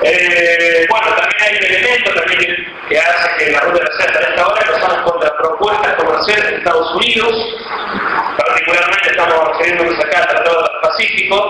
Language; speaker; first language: Spanish; native; Spanish